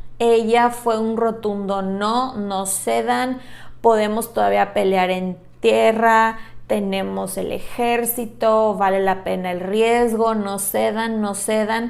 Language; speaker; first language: Spanish; native; Spanish